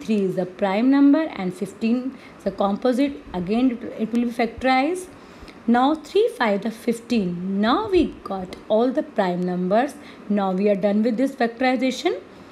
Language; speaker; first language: English; non-native, local second language; Hindi